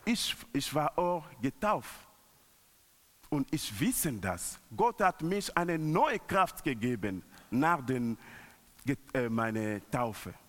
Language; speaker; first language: German; non-native, learner; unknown